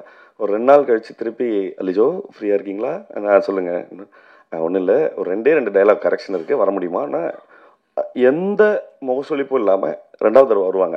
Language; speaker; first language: Tamil; native; Tamil